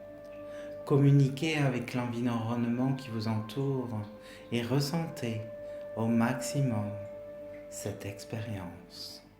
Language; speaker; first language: French; native; French